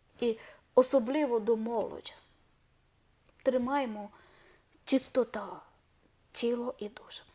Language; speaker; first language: Ukrainian; non-native, learner; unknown